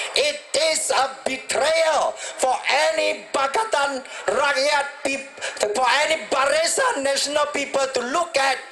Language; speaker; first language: English; non-native, local second language; Chinese